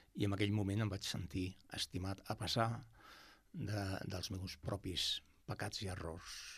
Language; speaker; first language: Catalan; non-native, local second language; Spanish